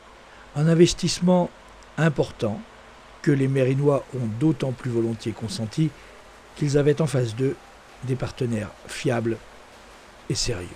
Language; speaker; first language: French; native; French